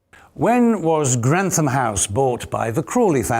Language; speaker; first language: English; native; English